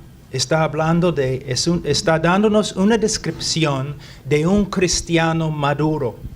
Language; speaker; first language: Spanish; non-native, fluent; English